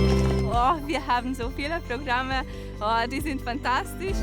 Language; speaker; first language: German; non-native, learner; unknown